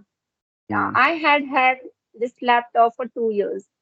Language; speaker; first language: English; non-native, local second language; Hindi